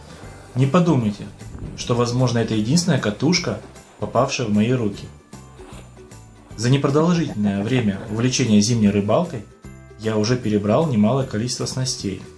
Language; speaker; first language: Russian; native; Russian